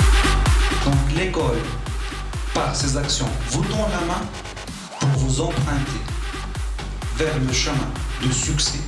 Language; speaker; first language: French; non-native, local second language; Arabic